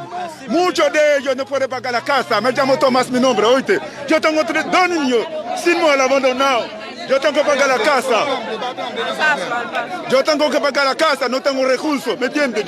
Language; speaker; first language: Spanish; non-native, learner; Haitian Creole